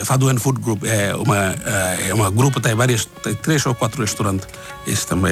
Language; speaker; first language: Portuguese; non-native, learner; Bangla